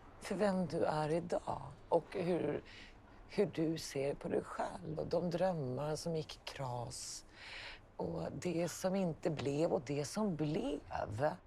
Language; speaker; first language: Swedish; native; Swedish